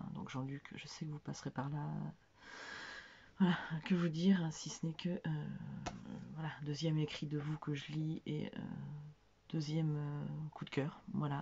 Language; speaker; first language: French; native; French